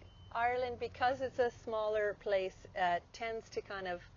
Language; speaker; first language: English; native; English